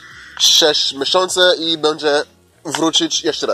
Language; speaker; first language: Polish; non-native, learner; Haitian Creole